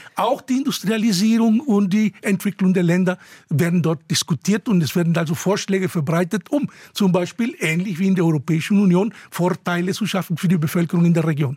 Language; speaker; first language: German; non-native, fluent; Spanish